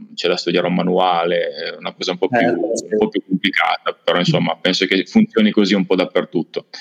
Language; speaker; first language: Italian; native; Italian